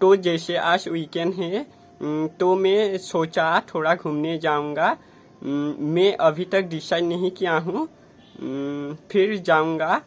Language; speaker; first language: Hindi; non-native, local second language; Assamese